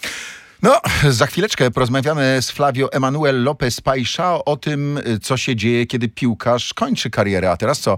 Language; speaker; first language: Polish; native; Polish